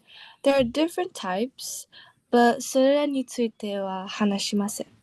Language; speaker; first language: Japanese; non-native, learner; English